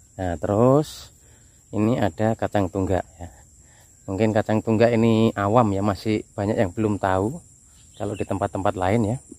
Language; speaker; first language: Indonesian; non-native, local second language; Javanese